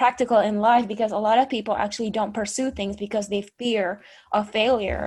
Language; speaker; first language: English; non-native, fluent; Indonesian